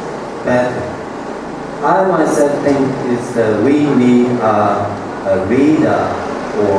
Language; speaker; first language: English; non-native, learner; Japanese